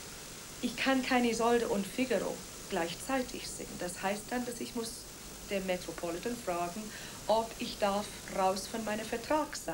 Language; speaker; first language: German; non-native, fluent; Welsh